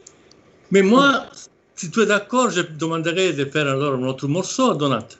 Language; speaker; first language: French; non-native, fluent; Italian